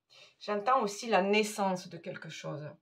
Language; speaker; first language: French; native; French